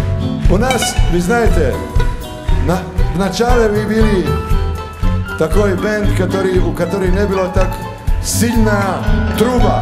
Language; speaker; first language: Russian; non-native, learner; Serbian